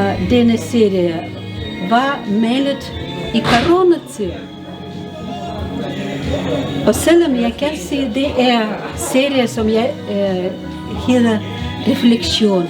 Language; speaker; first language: Danish; non-native, learner; Russian